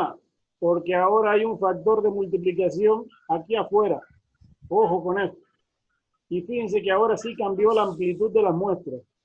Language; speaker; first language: Spanish; native; Spanish